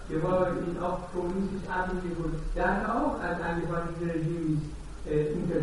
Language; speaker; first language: German; non-native, learner; Persian